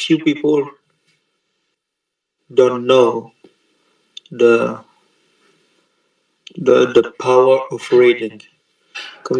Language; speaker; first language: English; non-native, learner; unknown